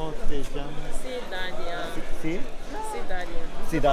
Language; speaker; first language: Portuguese; non-native, learner; English